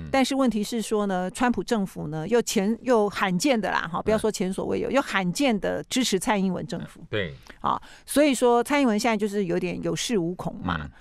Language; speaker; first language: Chinese; native; Chinese